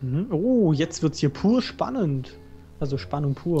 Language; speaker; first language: German; native; German